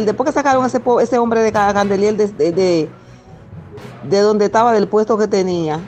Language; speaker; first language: Spanish; native; Spanish